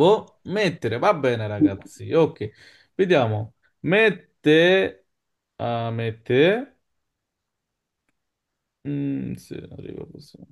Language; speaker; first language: Italian; non-native, fluent; Bangla